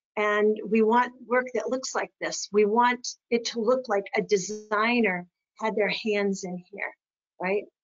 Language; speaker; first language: English; native; English